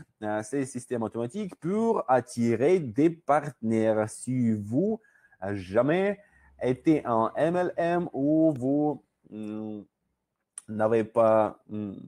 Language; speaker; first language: French; non-native, learner; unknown